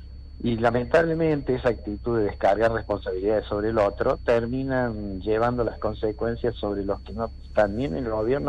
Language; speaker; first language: Spanish; native; Spanish